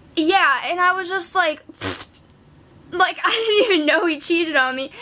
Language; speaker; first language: English; native; English